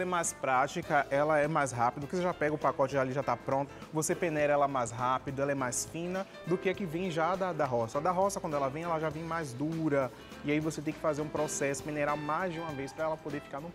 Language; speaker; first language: Portuguese; native; Portuguese